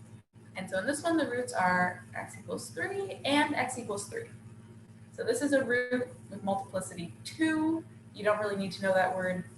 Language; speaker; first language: English; native; English